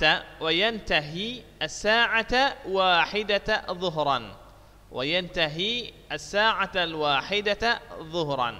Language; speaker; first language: Arabic; non-native, fluent; Indonesian